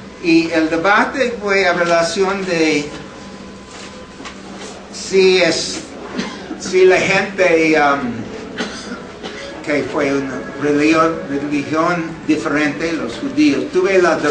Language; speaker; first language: Spanish; non-native, fluent; English